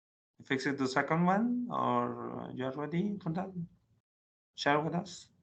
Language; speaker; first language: English; non-native, learner; Spanish